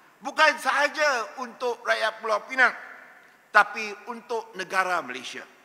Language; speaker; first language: Malay; non-native, local second language; Chinese